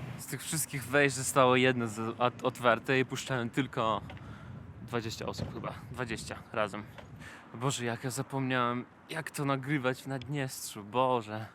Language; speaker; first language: Polish; non-native, fluent; Russian